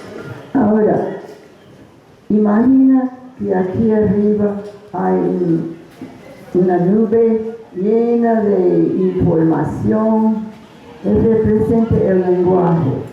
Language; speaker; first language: Spanish; non-native, fluent; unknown